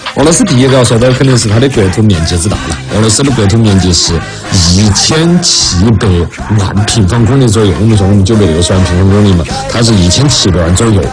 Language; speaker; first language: Chinese; native; Chinese